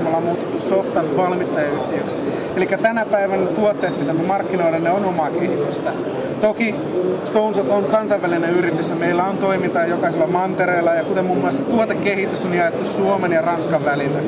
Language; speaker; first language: Finnish; native; Finnish